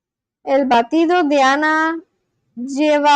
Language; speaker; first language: Spanish; non-native, learner; English